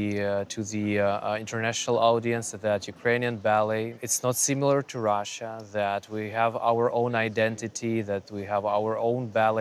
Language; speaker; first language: English; non-native, fluent; Ukrainian